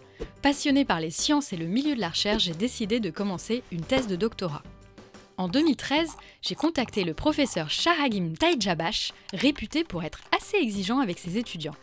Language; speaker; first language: French; early bilingual, other home language; Arabic